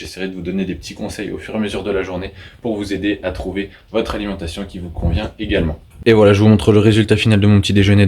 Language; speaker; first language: French; native; French